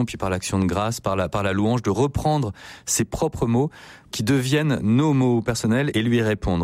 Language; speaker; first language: French; native; French